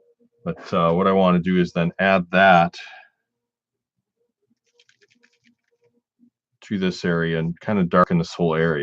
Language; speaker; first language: English; native; English